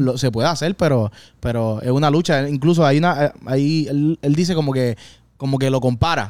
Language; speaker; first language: Spanish; native; Spanish